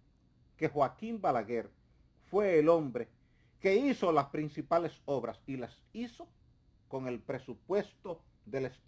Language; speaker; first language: Spanish; native; Spanish